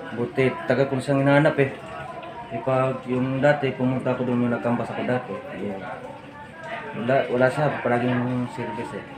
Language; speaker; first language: Filipino; native; Filipino